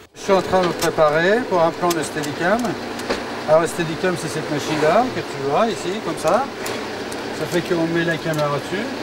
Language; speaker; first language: French; non-native, fluent; Persian